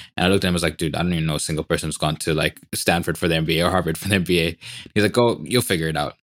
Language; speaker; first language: English; non-native, local second language; Swahili